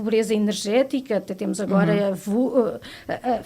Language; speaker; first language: Portuguese; native; Portuguese